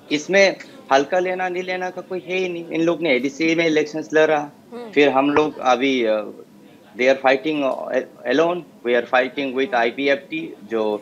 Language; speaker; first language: Hindi; non-native, local second language; Kok Borok